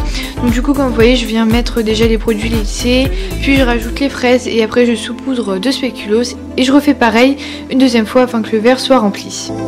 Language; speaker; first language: French; native; French